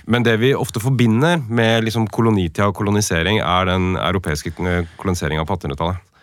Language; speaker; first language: Norwegian; native; Norwegian